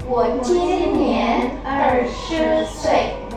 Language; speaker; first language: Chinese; non-native, fluent; Indonesian